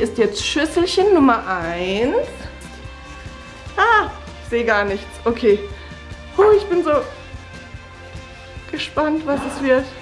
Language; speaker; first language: German; native; German